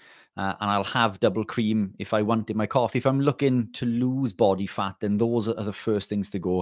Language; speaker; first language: English; native; English